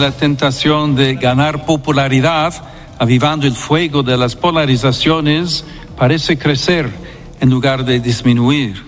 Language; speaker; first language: Spanish; non-native, fluent; English